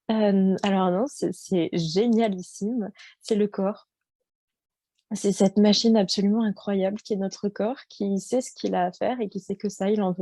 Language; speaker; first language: French; native; French